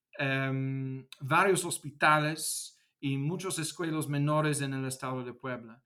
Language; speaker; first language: Spanish; non-native, fluent; English